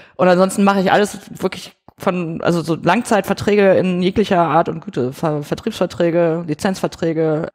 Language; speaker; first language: German; native; German